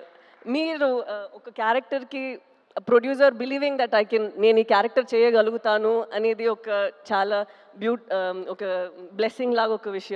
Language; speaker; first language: Telugu; non-native, local second language; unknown